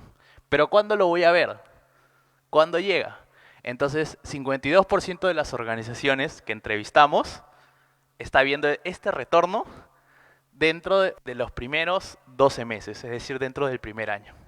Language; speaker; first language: Spanish; native; Spanish